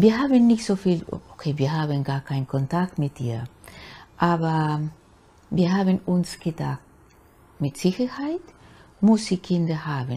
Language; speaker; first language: German; non-native, fluent; Spanish